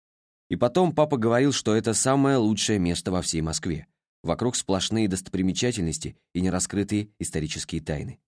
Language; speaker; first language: Russian; native; Russian